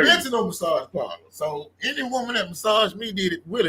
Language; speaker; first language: English; native; English